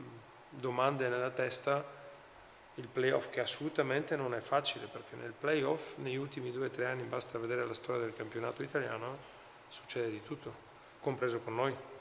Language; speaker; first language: Italian; non-native, fluent; Bulgarian